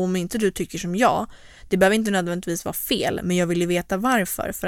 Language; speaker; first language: Swedish; native; Swedish